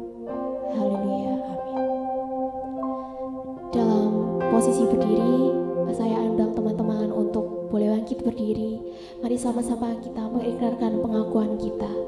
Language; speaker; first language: Indonesian; native; Indonesian